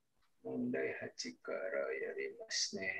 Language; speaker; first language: Japanese; non-native, learner; Indonesian